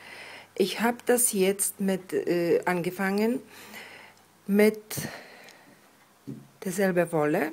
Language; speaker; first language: German; non-native, fluent; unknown